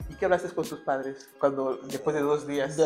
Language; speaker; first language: Spanish; native; Spanish